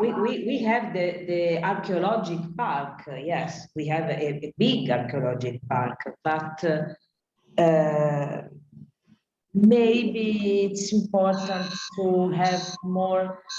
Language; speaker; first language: English; non-native, learner; Italian